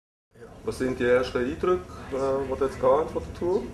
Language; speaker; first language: German; native; German